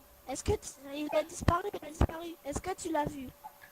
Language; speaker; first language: French; native; French